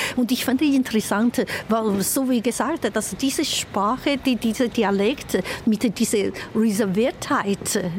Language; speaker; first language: German; non-native, fluent; Chinese